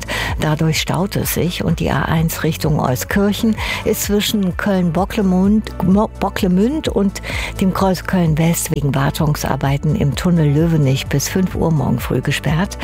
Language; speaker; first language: German; native; German